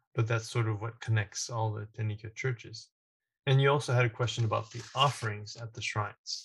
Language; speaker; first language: English; native; English